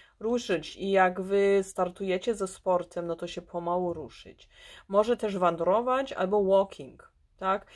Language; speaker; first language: Polish; early bilingual, heritage; Polish